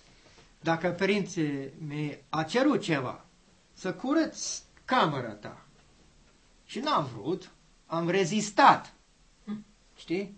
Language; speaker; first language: Romanian; non-native, learner; English